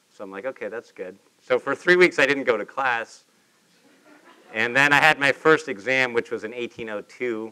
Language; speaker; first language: English; native; English